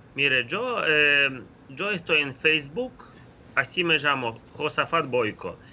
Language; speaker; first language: Spanish; non-native, fluent; Ukrainian